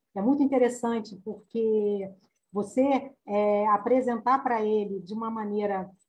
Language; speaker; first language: Portuguese; native; Portuguese